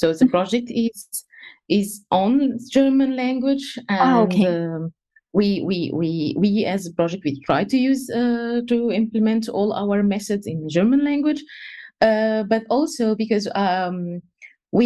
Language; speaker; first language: English; non-native, fluent; Arabic